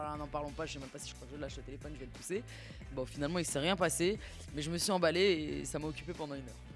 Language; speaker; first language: French; native; French